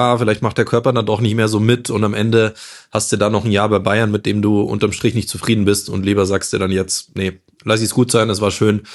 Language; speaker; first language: German; native; German